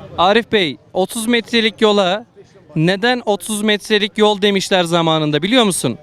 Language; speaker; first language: Turkish; native; Turkish